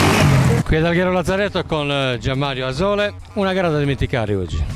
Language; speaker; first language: Italian; native; Italian